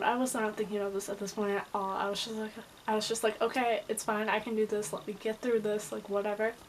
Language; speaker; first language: English; native; English